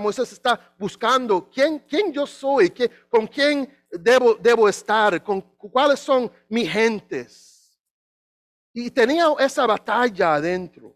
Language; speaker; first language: Spanish; non-native, learner; English